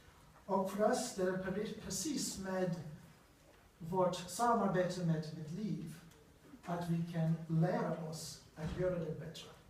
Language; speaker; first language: Swedish; non-native, learner; English